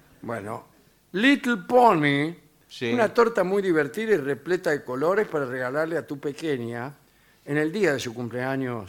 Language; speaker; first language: Spanish; native; Spanish